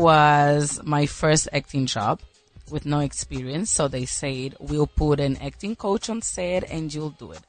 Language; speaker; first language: English; non-native, fluent; Portuguese